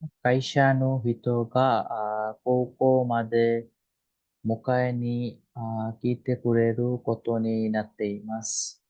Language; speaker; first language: Japanese; non-native, learner; Bangla